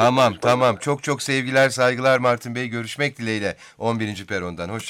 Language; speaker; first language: Turkish; native; Turkish